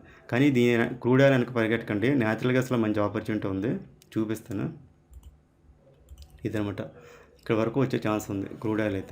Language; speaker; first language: Telugu; native; Telugu